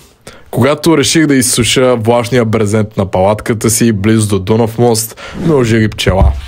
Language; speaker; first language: Bulgarian; native; Bulgarian